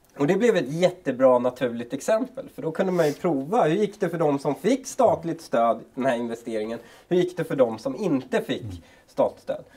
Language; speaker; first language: Swedish; early bilingual, other home language; Persian